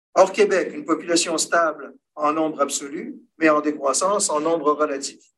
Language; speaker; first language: French; native; French